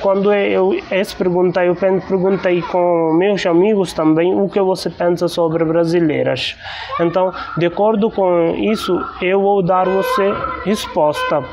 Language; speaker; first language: Portuguese; non-native, learner; Hindi